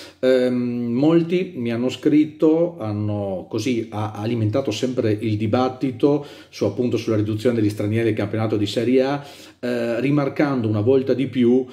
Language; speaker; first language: Italian; native; Italian